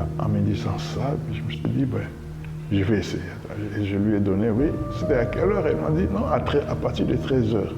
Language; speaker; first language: French; non-native, local second language; Lingala